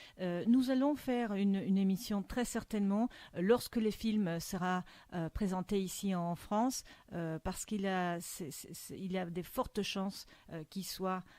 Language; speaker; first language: French; non-native, fluent; Spanish